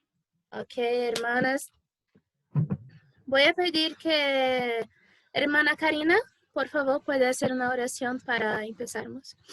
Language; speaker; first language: Spanish; non-native, fluent; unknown